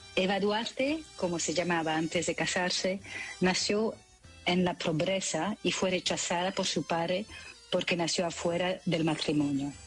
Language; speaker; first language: Spanish; non-native, fluent; French